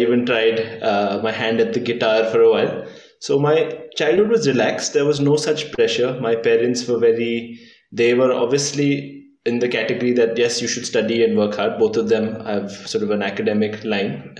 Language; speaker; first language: English; non-native, local second language; Hindi